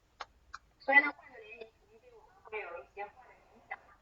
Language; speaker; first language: Chinese; native; Chinese